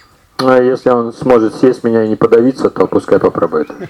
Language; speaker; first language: Russian; native; Russian